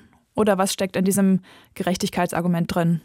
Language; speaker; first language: German; native; German